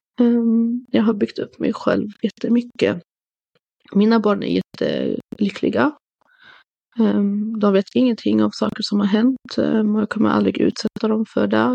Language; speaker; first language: Swedish; early bilingual, other home language; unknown